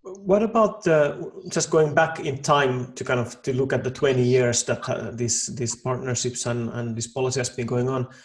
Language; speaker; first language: English; non-native, fluent; Finnish